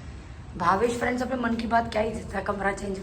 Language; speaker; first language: Hindi; native; Hindi